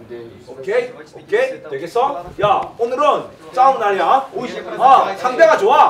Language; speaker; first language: Korean; native; Korean